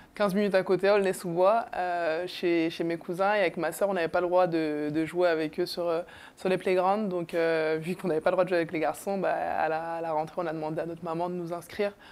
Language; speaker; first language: French; native; French